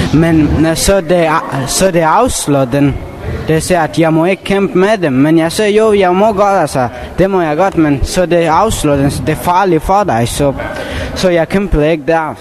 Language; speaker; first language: Danish; non-native, learner; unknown